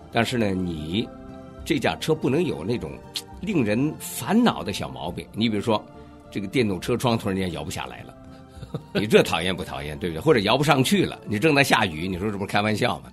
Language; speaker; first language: Chinese; native; Chinese